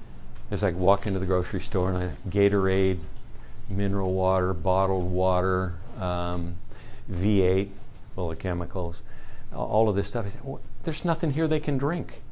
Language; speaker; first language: English; native; English